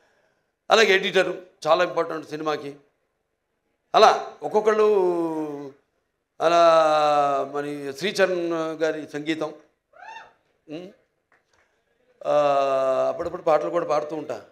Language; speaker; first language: Telugu; native; Telugu